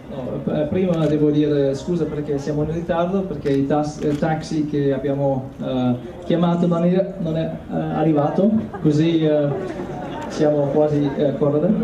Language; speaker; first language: Italian; non-native, learner; German